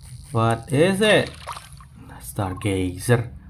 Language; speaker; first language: English; non-native, learner; Indonesian